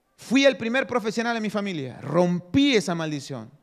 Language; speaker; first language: Spanish; native; Spanish